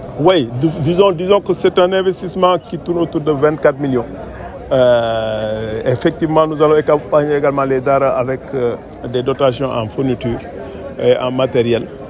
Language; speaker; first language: French; non-native, local second language; Wolof